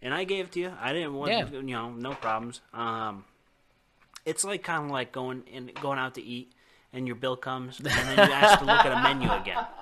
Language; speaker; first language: English; native; English